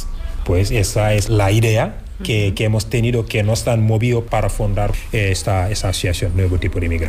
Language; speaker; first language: Spanish; non-native, fluent; Wolof